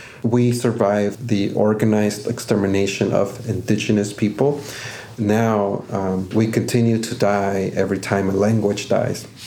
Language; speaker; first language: English; early bilingual, other home language; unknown